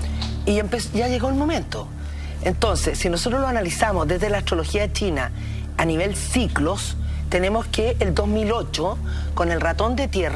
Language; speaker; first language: Spanish; native; Spanish